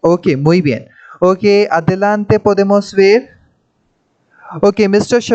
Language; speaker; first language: Spanish; non-native, fluent; Hindi